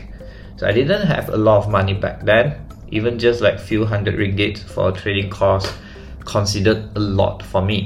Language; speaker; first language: English; non-native, local second language; Chinese